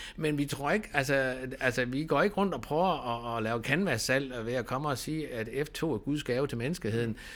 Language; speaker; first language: Danish; native; Danish